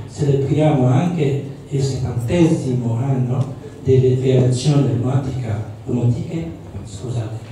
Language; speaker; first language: Italian; non-native, fluent; Indonesian